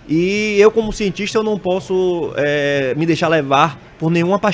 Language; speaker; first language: Portuguese; native; Portuguese